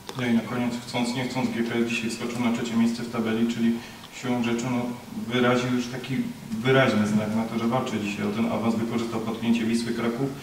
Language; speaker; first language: Polish; native; Polish